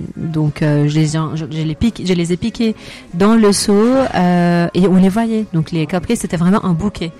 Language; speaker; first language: French; non-native, fluent; Arabic